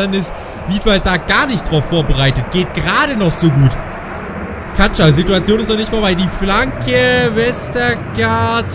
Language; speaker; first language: German; native; German